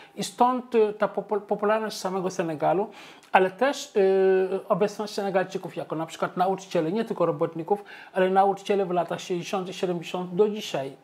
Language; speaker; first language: Polish; non-native, fluent; Wolof